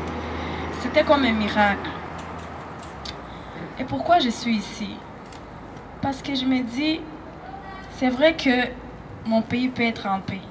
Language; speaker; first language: French; non-native, local second language; Rundi